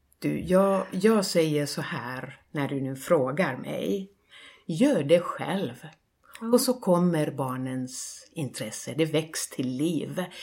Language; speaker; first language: Swedish; non-native, local second language; Finnish